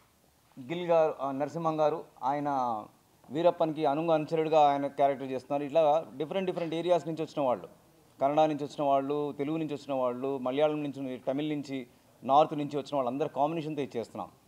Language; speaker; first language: Telugu; native; Telugu